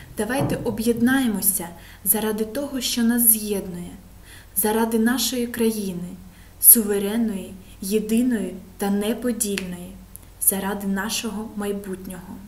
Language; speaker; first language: Ukrainian; non-native, local second language; Russian